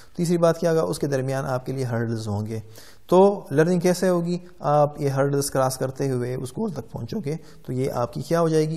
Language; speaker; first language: Urdu; non-native, local second language; Pashto